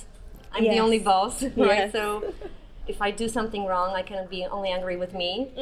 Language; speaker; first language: English; non-native, fluent; Polish